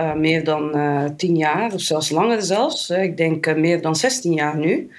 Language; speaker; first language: Dutch; native; Dutch